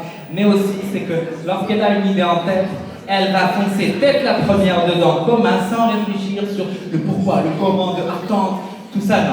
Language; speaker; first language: French; native; French